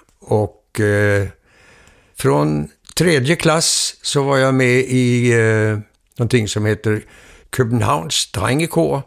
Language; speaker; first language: Swedish; early bilingual, heritage; Swedish